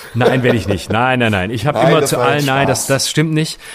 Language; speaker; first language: German; native; German